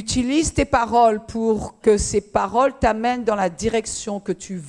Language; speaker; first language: French; native; French